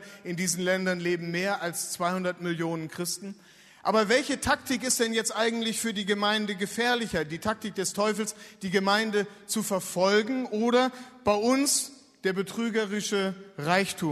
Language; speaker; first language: German; native; German